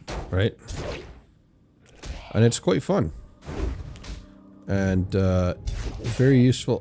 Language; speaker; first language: English; native; English